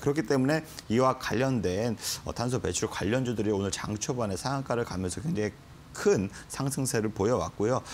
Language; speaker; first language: Korean; native; Korean